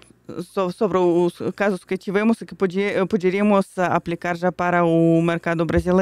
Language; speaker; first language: Portuguese; non-native, fluent; Russian